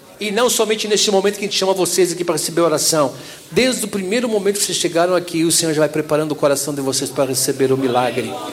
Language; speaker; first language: Portuguese; native; Portuguese